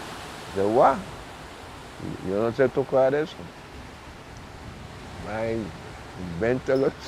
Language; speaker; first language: Spanish; non-native, local second language; English